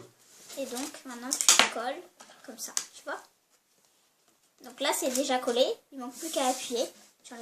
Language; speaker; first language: French; native; French